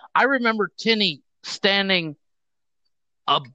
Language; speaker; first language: English; native; English